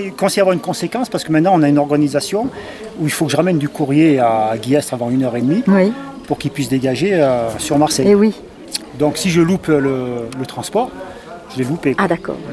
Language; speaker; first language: French; native; French